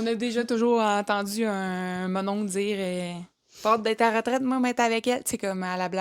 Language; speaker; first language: French; native; French